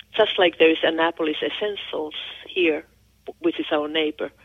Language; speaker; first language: English; non-native, fluent; Finnish